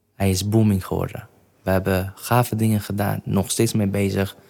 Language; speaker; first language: Dutch; non-native, fluent; Arabic